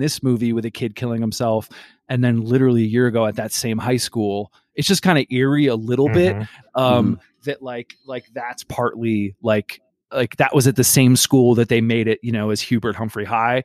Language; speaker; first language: English; native; English